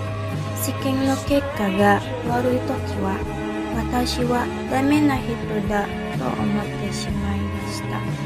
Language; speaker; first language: Japanese; non-native, learner; Indonesian